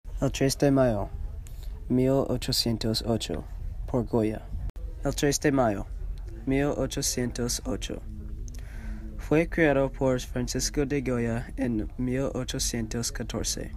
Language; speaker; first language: Spanish; non-native, learner; English